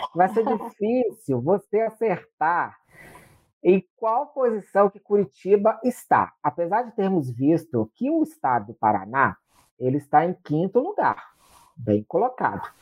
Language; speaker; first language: Portuguese; native; Portuguese